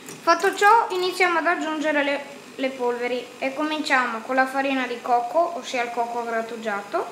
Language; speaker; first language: Italian; native; Italian